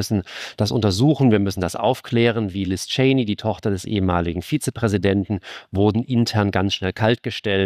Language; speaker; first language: German; native; German